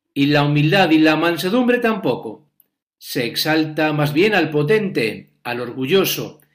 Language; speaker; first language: Spanish; native; Spanish